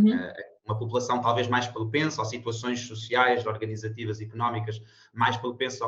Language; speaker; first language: Portuguese; native; Portuguese